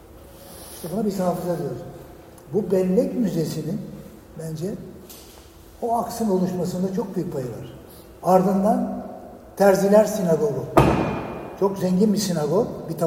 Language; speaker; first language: Turkish; native; Turkish